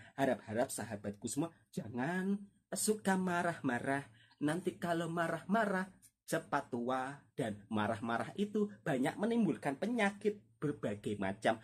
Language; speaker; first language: Indonesian; native; Indonesian